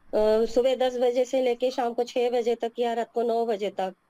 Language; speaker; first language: Hindi; non-native, local second language; Telugu